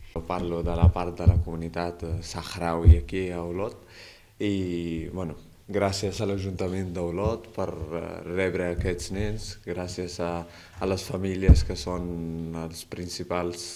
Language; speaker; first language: Catalan; early bilingual, other home language; Arabic